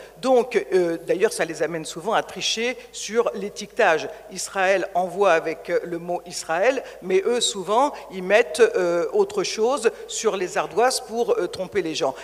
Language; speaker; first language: French; native; French